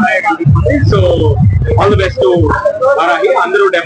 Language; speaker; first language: Telugu; native; Telugu